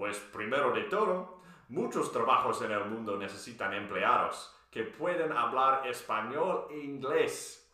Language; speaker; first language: Spanish; non-native, fluent; English